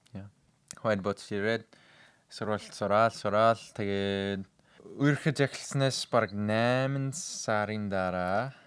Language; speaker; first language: Mongolian; non-native, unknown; English